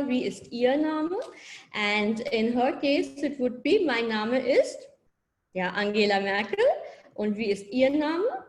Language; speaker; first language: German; non-native, fluent; Bangla